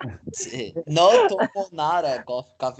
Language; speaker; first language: Spanish; non-native, learner; English